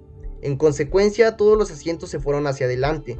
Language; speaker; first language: Spanish; native; Spanish